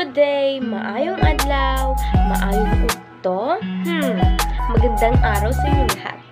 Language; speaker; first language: Filipino; native; Filipino